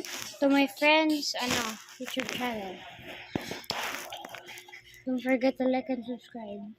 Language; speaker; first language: English; non-native, local second language; Filipino